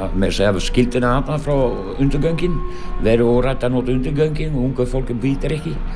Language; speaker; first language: Icelandic; non-native, fluent; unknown